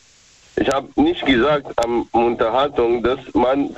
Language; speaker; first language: German; non-native, learner; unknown